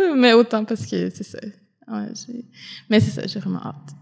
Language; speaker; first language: French; native; French